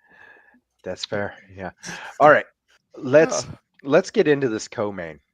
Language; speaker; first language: English; native; English